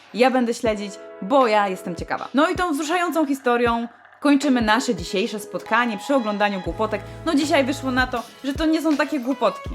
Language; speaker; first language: Polish; native; Polish